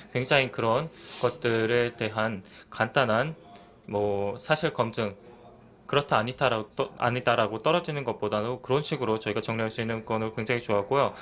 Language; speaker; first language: Korean; native; Korean